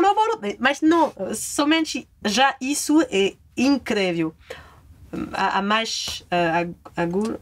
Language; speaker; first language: Portuguese; non-native, fluent; French